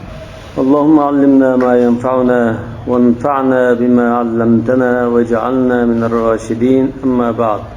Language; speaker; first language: Arabic; non-native, fluent; Uzbek